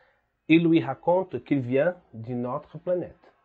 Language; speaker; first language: French; non-native, learner; Portuguese